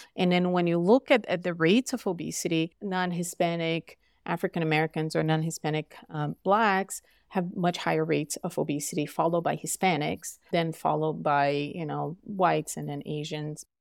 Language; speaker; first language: English; non-native, fluent; Portuguese